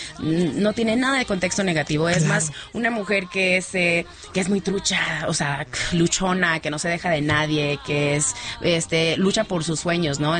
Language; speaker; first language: Spanish; early bilingual, heritage; Spanish